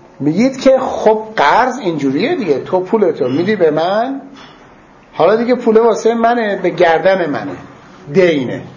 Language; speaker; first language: Persian; non-native, local second language; Azerbaijani